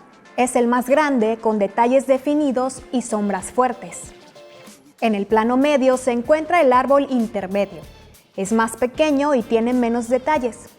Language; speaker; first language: Spanish; native; Spanish